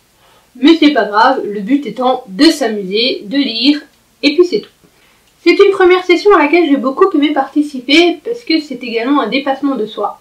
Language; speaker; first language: French; native; French